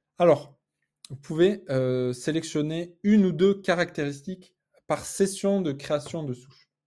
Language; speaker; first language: French; native; French